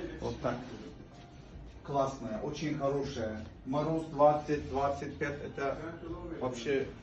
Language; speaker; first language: Russian; non-native, learner; Turkish